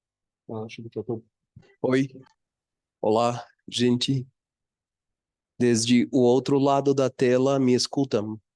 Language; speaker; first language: Portuguese; non-native, fluent; Spanish